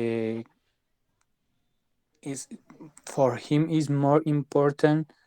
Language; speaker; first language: English; non-native, learner; Spanish